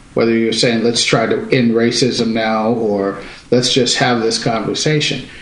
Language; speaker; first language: English; native; English